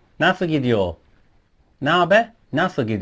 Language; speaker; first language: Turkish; non-native, fluent; English